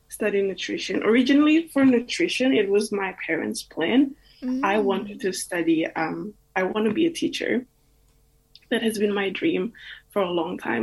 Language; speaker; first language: English; non-native, fluent; Indonesian